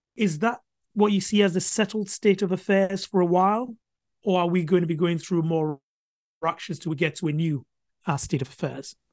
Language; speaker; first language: English; non-native, local second language; Akan